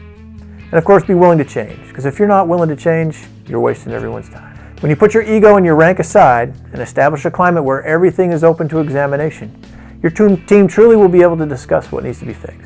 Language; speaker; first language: English; native; English